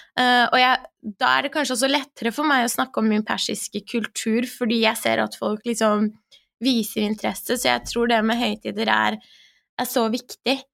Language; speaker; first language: Norwegian; early bilingual, other home language; Persian